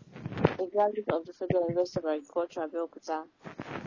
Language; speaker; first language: English; non-native, local second language; Yoruba